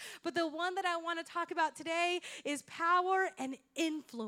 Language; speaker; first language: English; non-native, fluent; Spanish